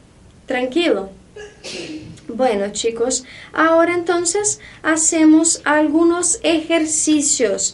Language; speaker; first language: Spanish; non-native, fluent; Portuguese